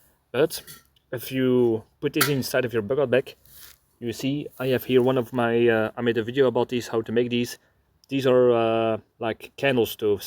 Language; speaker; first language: English; non-native, fluent; Dutch